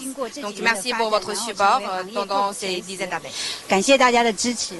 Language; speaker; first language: French; non-native, fluent; Chinese